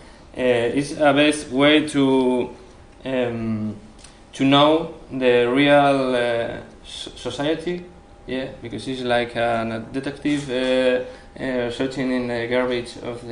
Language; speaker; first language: English; non-native, learner; Spanish